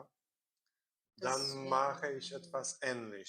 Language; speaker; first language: German; non-native, learner; Korean